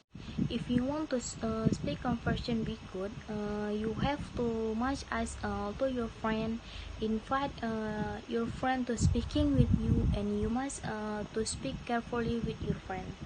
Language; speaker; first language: English; non-native, learner; Indonesian